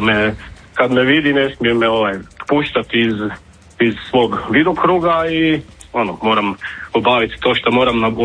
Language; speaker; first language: Croatian; native; Croatian